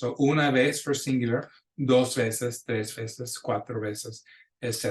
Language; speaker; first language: Spanish; non-native, fluent; English